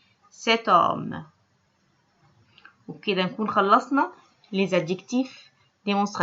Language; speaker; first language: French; non-native, local second language; Arabic